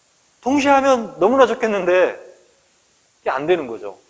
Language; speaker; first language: Korean; native; Korean